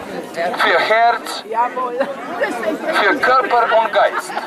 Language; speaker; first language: German; non-native, fluent; Croatian